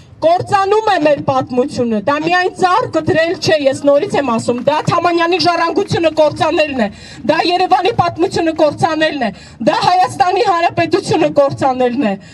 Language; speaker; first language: Armenian; native; Armenian